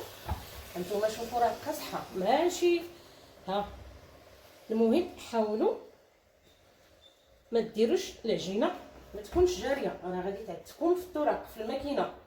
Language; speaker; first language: Arabic; native; Arabic